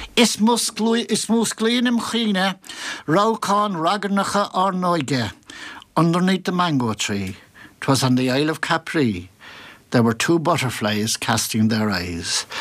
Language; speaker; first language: Irish; native; Irish